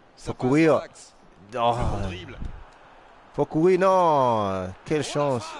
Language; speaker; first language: French; non-native, fluent; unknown